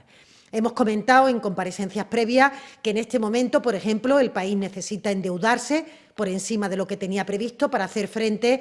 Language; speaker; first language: Spanish; native; Spanish